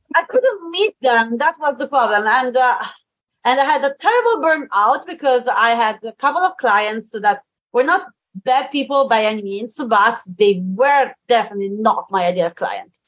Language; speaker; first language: English; non-native, fluent; Italian